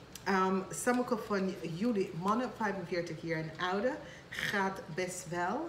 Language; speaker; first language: Dutch; non-native, fluent; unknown